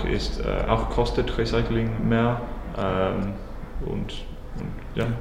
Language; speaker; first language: German; non-native, learner; English